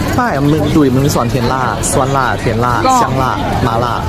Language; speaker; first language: Thai; non-native, fluent; Indonesian